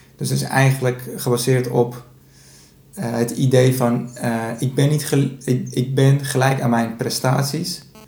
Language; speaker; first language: Dutch; early bilingual, other home language; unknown